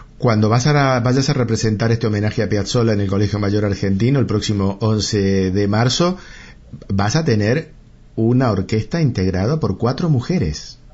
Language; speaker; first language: Spanish; native; Spanish